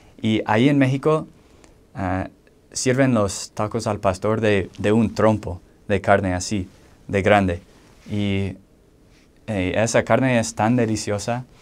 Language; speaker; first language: Spanish; non-native, fluent; English